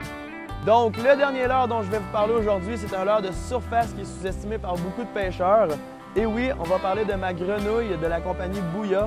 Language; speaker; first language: French; native; French